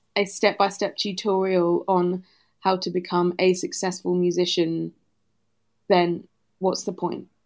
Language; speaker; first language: English; native; English